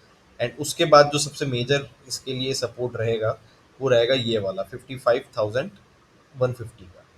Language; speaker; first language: Hindi; native; Hindi